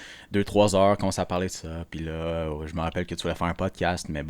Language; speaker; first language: French; native; French